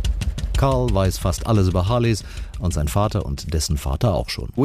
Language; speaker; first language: German; native; German